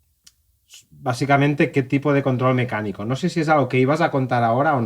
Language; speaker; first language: Spanish; native; Spanish